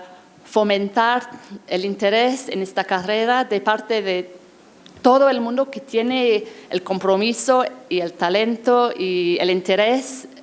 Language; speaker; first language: Spanish; non-native, fluent; English